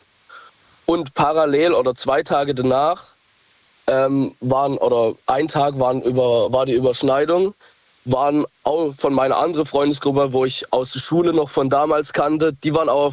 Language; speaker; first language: German; native; German